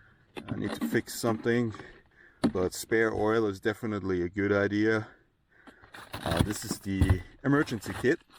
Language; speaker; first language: English; non-native, fluent; German